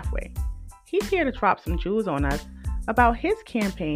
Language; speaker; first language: English; native; English